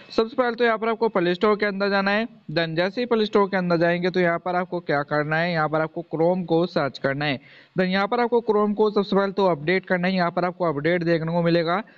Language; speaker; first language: Hindi; native; Hindi